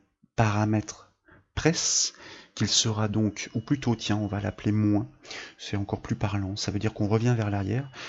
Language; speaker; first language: French; native; French